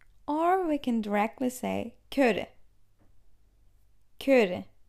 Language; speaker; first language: English; non-native, fluent; Turkish